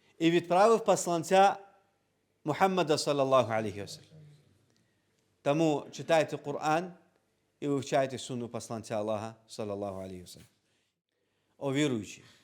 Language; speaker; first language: Ukrainian; non-native, local second language; Crimean Tatar